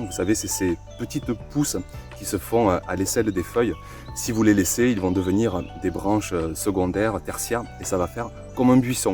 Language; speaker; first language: French; native; French